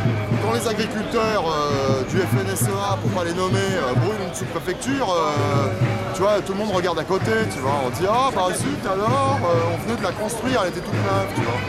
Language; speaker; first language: French; native; French